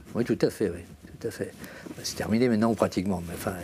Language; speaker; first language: French; native; French